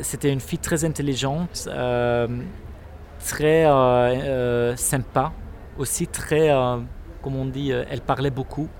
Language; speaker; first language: French; non-native, local second language; Dutch